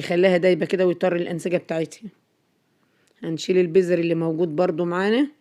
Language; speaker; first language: Arabic; native; Arabic